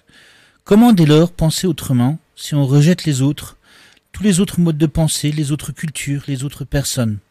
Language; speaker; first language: French; native; French